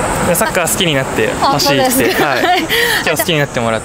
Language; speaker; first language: Japanese; native; Japanese